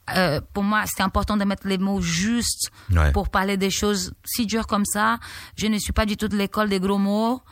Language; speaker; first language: French; non-native, fluent; Portuguese